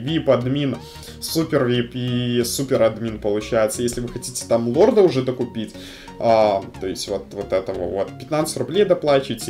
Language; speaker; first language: Russian; native; Russian